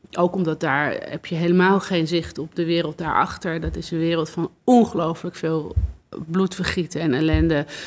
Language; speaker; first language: Dutch; native; Dutch